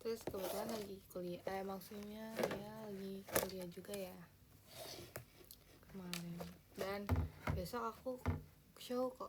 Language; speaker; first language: Indonesian; native; Indonesian